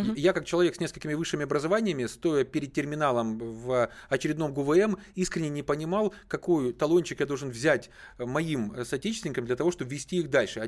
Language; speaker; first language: Russian; native; Russian